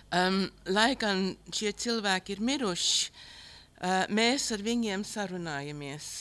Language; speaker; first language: Latvian; early bilingual, heritage; Latvian